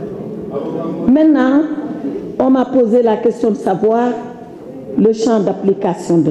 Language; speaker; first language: French; non-native, local second language; Wolof